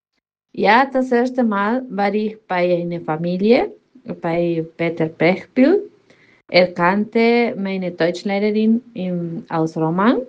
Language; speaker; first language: German; non-native, learner; Spanish